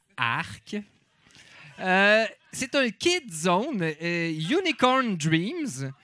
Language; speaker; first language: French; native; French